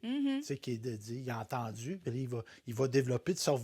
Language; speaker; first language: French; native; French